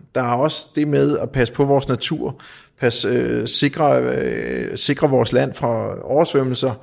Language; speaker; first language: Danish; native; Danish